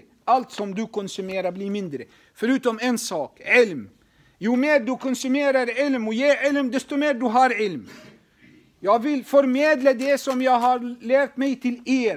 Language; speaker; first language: Swedish; non-native, fluent; Arabic